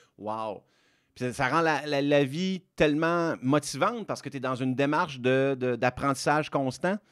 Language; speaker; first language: French; native; French